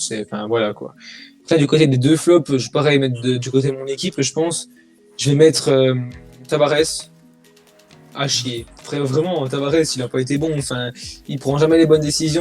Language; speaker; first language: French; native; French